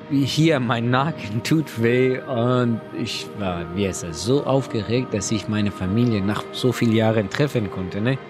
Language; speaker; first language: German; non-native, learner; Persian